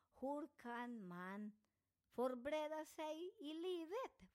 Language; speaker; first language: Swedish; non-native, learner; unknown